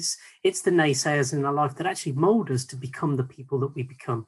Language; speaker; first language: English; native; English